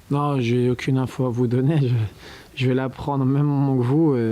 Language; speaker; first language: French; native; French